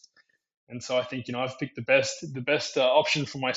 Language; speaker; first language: English; native; English